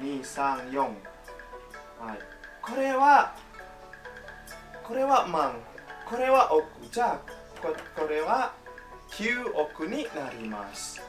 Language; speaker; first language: Japanese; non-native, fluent; Indonesian